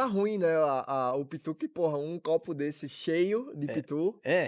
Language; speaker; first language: Portuguese; native; Portuguese